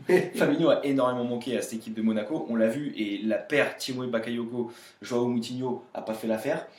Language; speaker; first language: French; native; French